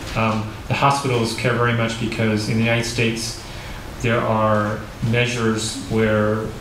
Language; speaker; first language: English; native; English